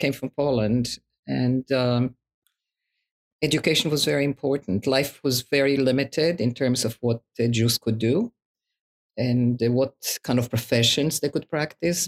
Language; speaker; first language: English; non-native, fluent; Hebrew